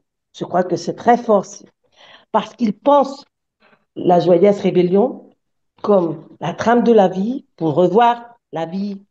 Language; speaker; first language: French; non-native, fluent; Spanish